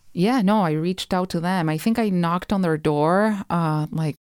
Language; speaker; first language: English; non-native, fluent; Spanish